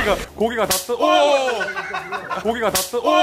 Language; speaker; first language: Korean; native; Korean